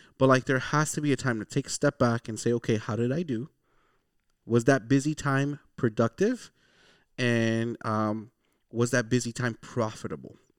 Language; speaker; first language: English; early bilingual, other home language; Spanish